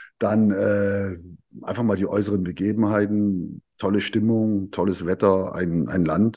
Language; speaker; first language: German; native; German